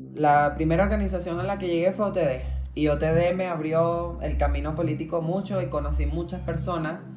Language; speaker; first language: Spanish; native; Spanish